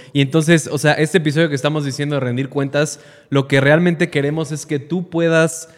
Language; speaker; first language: Spanish; native; Spanish